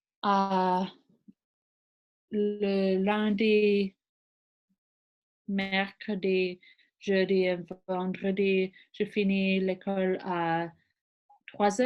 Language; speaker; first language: French; non-native, learner; English